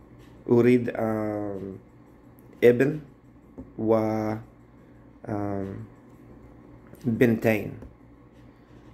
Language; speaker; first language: Arabic; non-native, learner; English